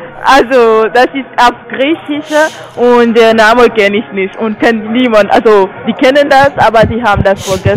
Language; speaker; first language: German; non-native, learner; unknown